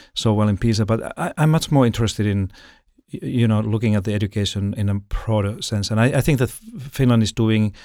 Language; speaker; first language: English; non-native, fluent; Finnish